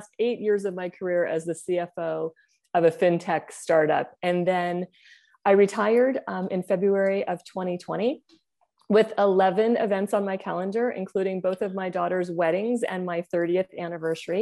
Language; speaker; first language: English; native; English